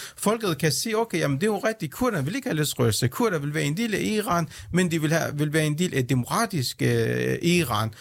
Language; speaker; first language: Danish; early bilingual, other home language; Central Kurdish